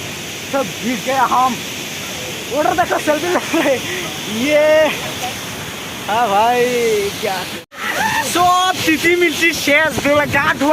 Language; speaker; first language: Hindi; non-native, local second language; Assamese